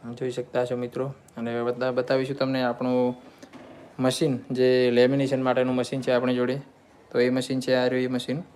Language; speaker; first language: Gujarati; native; Gujarati